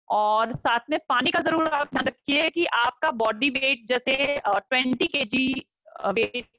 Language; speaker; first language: Hindi; native; Hindi